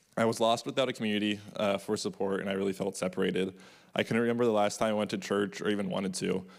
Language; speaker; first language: English; native; English